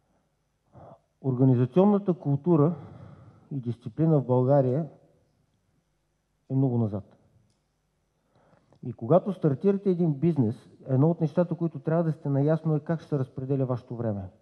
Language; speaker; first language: Bulgarian; native; Bulgarian